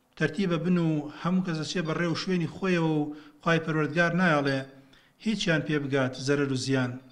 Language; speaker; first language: Central Kurdish; native; Central Kurdish